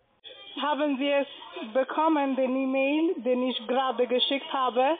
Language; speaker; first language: German; non-native, learner; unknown